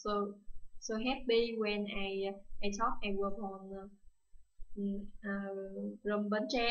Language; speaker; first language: English; non-native, learner; Vietnamese